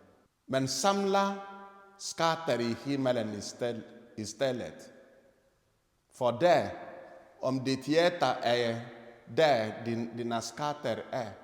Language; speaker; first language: Swedish; non-native, fluent; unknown